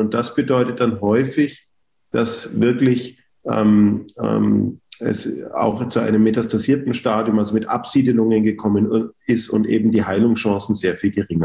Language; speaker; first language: German; native; German